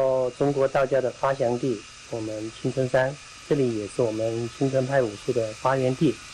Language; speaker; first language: Chinese; native; Chinese